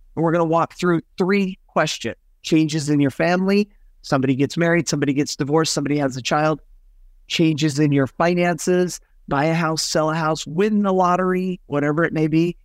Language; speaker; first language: English; native; English